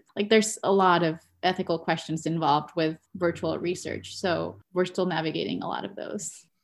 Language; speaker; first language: English; non-native, fluent; Spanish